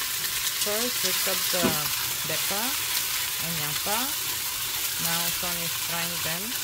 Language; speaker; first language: English; non-native, local second language; Bulgarian